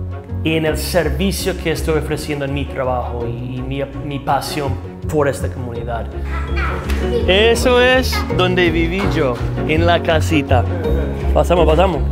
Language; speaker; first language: Spanish; non-native, fluent; English